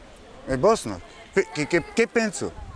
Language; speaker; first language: Italian; non-native, learner; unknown